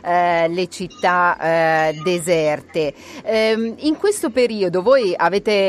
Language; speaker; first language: Italian; native; Italian